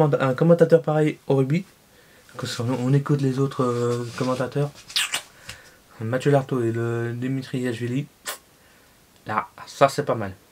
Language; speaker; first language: French; native; French